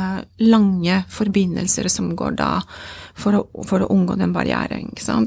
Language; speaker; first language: Norwegian; non-native, fluent; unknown